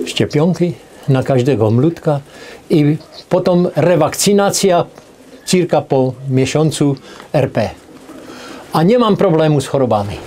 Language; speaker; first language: Polish; non-native, learner; Czech